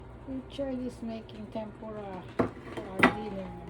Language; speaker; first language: English; non-native, local second language; Filipino